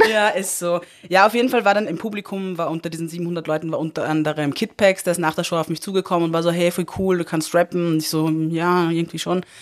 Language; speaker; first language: German; early bilingual, other home language; Persian